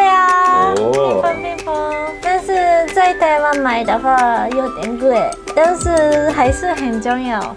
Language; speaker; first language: Chinese; non-native, learner; Japanese